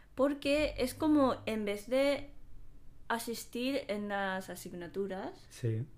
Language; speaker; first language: Spanish; non-native, fluent; Japanese